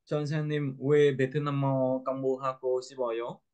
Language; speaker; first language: Korean; non-native, learner; Vietnamese